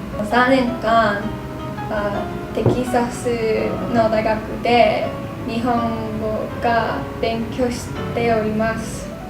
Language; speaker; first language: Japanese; non-native, learner; English